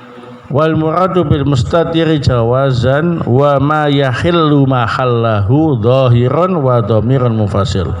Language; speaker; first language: Arabic; non-native, fluent; Indonesian